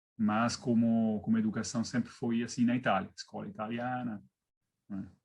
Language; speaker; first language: Portuguese; non-native, fluent; Italian